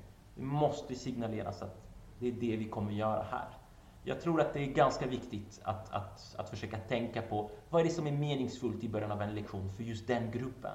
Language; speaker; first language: Swedish; non-native, fluent; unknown